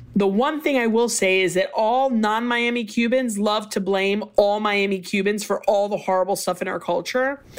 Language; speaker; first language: English; early bilingual, other home language; Spanish